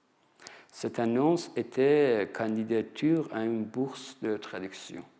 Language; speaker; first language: French; non-native, fluent; Persian